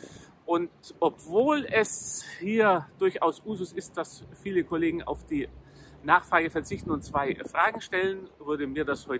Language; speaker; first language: German; native; German